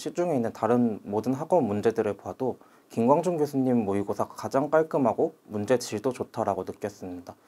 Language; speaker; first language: Korean; native; Korean